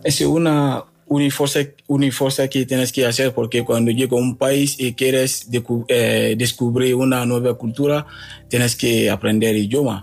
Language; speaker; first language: Spanish; non-native, learner; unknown